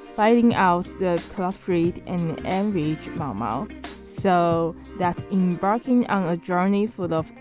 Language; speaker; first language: English; non-native, learner; Chinese